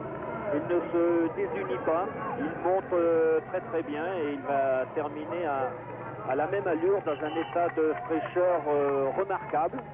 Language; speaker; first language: French; native; French